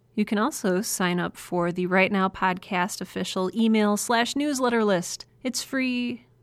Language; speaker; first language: English; native; English